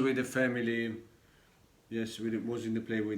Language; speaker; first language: English; non-native, learner; Italian